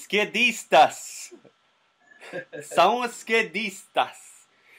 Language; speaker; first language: Portuguese; non-native, learner; Spanish